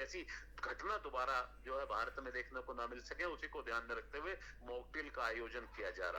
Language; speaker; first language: Hindi; native; Hindi